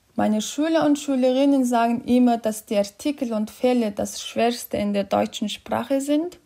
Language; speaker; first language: German; non-native, fluent; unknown